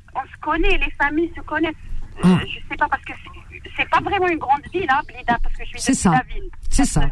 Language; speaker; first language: French; non-native, local second language; Arabic